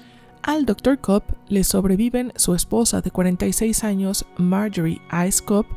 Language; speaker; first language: Spanish; native; Spanish